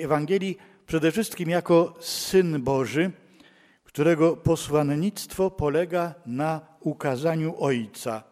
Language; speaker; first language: Polish; native; Polish